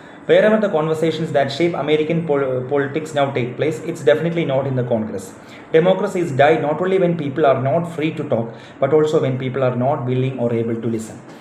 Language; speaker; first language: English; non-native, local second language; Malayalam